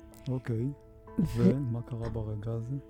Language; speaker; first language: Hebrew; native; Hebrew